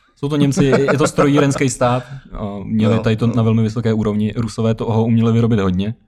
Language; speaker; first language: Czech; early bilingual, other home language; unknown